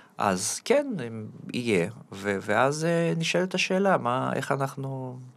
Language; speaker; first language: Hebrew; early bilingual, other home language; Russian